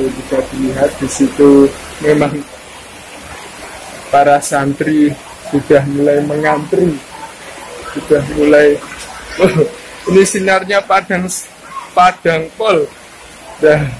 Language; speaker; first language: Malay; non-native, local second language; Javanese